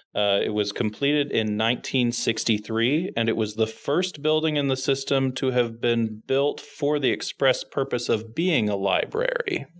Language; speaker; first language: English; native; English